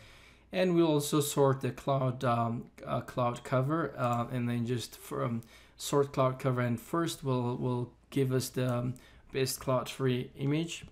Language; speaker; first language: English; non-native, fluent; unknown